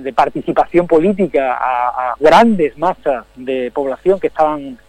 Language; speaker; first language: Spanish; native; Spanish